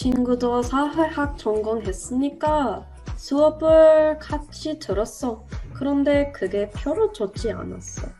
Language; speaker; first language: Korean; non-native, learner; English